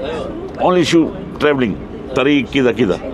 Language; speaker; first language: Arabic; non-native, learner; Urdu